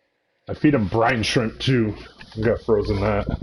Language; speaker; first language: English; native; English